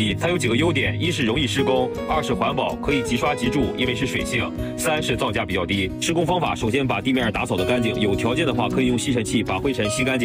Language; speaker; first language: Chinese; native; Chinese